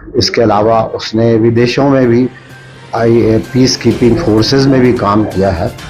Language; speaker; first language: Hindi; native; Hindi